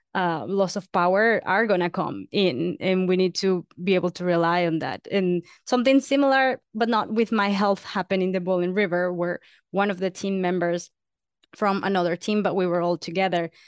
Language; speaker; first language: English; non-native, fluent; Spanish